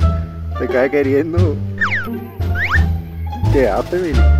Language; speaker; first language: Spanish; native; Spanish